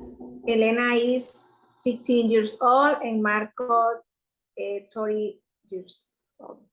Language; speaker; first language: English; non-native, learner; Spanish